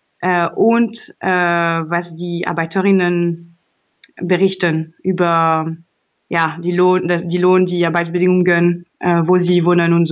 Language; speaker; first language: German; non-native, learner; French